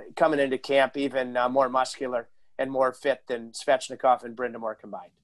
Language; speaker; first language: English; native; English